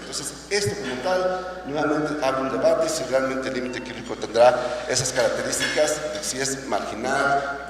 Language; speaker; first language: Spanish; native; Spanish